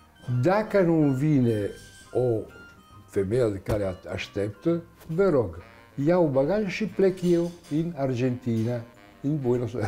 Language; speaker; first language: Romanian; non-native, learner; Italian